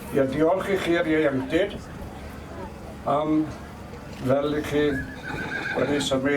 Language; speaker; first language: Welsh; native; Welsh